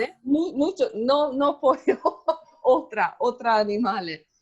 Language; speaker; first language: Spanish; non-native, learner; Hungarian